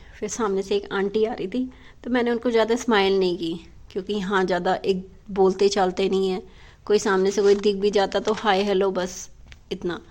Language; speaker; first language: Hindi; native; Hindi